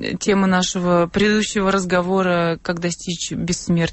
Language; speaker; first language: Russian; native; Russian